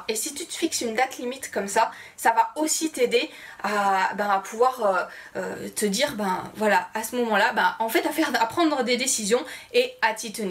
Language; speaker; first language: French; native; French